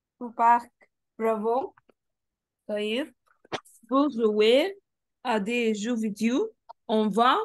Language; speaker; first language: French; non-native, fluent; Arabic